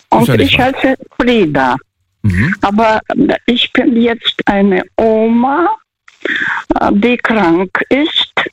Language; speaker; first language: German; non-native, learner; Russian